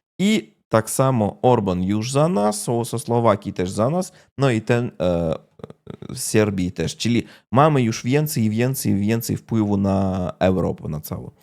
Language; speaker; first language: Polish; non-native, fluent; Russian